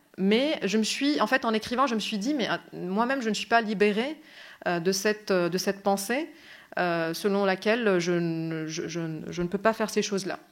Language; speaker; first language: French; non-native, local second language; Arabic